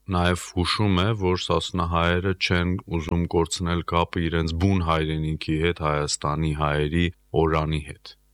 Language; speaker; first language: Armenian; native; Armenian